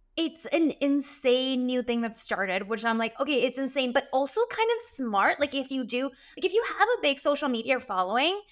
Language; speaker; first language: English; early bilingual, other home language; Arabic